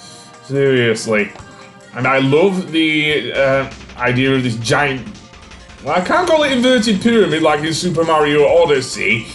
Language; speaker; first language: English; native; English